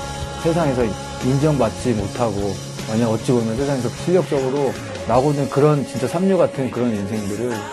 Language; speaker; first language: Korean; native; Korean